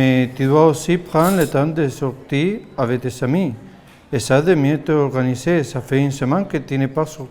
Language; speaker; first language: French; non-native, fluent; Spanish